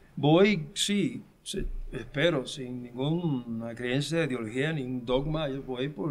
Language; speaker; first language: Spanish; early bilingual, heritage; Spanish